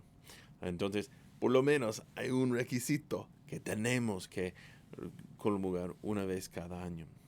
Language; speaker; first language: Spanish; non-native, fluent; English